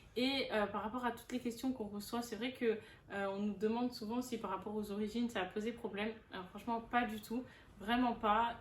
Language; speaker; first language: French; native; French